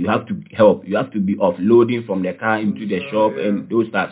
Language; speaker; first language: English; non-native, local second language; Akan